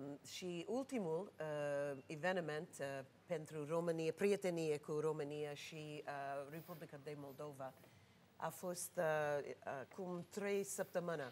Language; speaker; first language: Romanian; non-native, learner; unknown